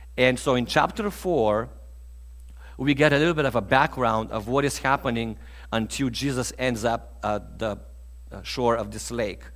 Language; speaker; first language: English; non-native, fluent; Bulgarian